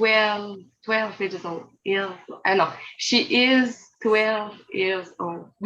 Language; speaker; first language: English; non-native, learner; French